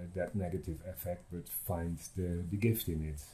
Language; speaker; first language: English; non-native, fluent; Dutch